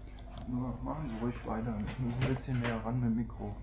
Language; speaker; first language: German; native; German